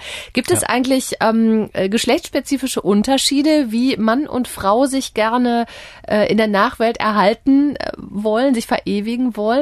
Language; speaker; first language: German; native; German